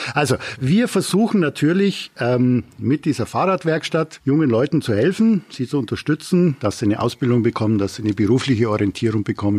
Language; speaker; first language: German; native; German